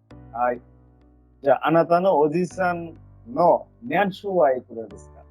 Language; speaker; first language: Japanese; non-native, fluent; Bangla